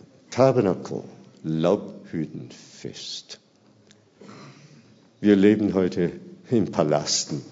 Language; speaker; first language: German; non-native, fluent; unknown